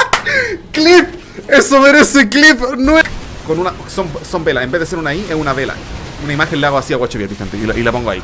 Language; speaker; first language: Spanish; native; Spanish